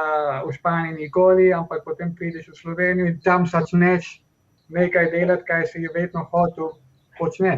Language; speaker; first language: Slovenian; non-native, fluent; Spanish